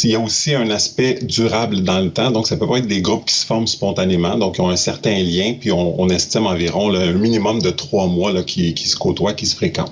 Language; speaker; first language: French; native; French